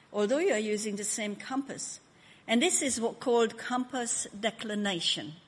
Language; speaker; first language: English; non-native, fluent; Hungarian